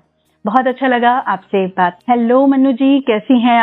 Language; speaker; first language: Hindi; native; Hindi